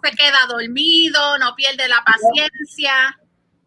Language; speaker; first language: Spanish; early bilingual, heritage; Spanish